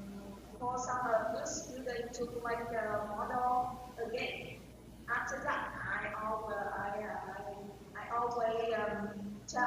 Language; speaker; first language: English; non-native, learner; Vietnamese